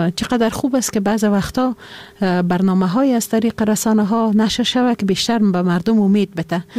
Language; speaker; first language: Persian; native; Persian